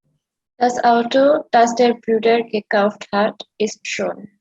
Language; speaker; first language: German; non-native, learner; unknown